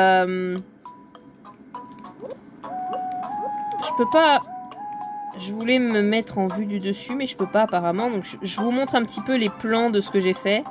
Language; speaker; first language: French; native; French